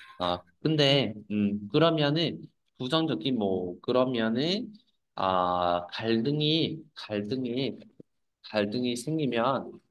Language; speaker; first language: Korean; non-native, fluent; Vietnamese